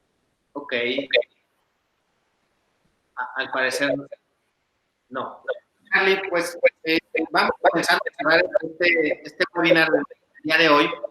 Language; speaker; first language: Spanish; native; Spanish